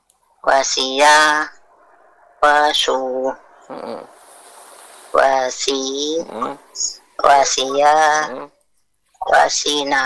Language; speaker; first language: Arabic; non-native, learner; Indonesian